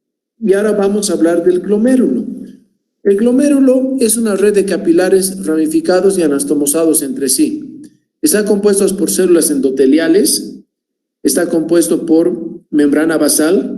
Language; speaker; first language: Spanish; native; Spanish